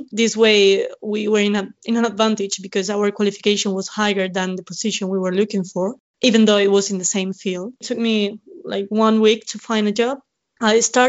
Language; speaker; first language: English; non-native, fluent; Spanish